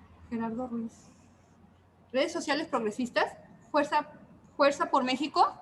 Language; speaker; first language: Spanish; native; Spanish